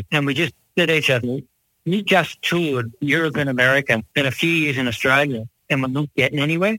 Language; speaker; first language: English; native; English